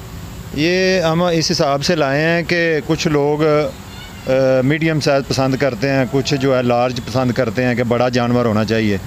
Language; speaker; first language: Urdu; non-native, local second language; Punjabi